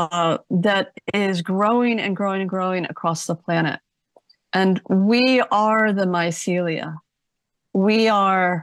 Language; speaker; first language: English; native; English